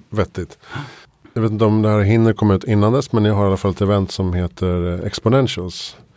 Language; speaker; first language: Swedish; native; Swedish